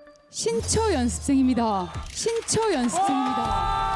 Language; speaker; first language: Korean; native; Korean